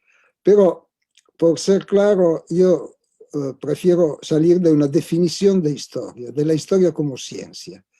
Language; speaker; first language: Spanish; non-native, fluent; Italian